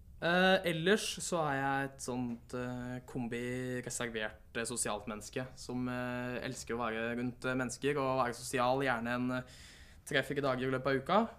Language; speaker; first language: Norwegian; native; Norwegian